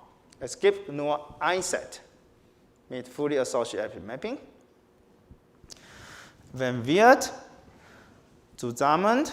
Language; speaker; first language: German; non-native, learner; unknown